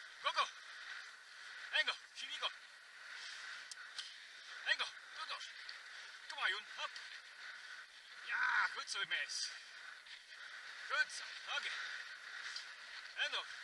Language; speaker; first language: Dutch; native; Dutch